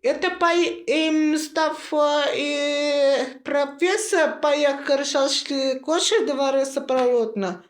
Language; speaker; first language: Russian; non-native, learner; Uzbek